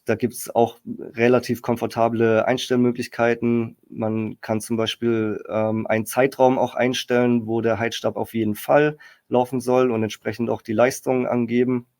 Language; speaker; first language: German; native; German